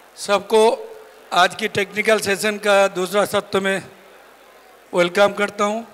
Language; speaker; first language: Hindi; non-native, local second language; Bangla